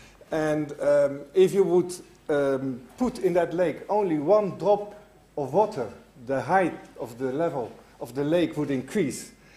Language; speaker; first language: English; non-native, fluent; Dutch